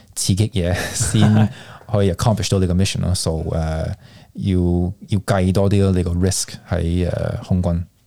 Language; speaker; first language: Cantonese; early bilingual, heritage; Cantonese